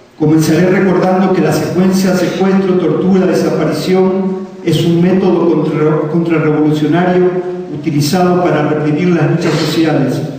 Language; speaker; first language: Spanish; native; Spanish